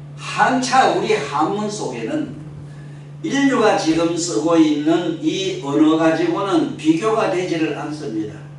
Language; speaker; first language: Korean; native; Korean